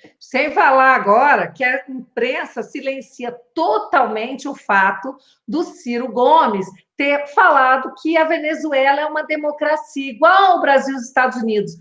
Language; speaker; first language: Portuguese; native; Portuguese